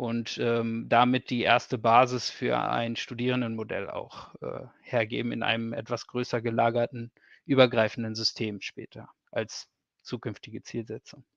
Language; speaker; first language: German; native; German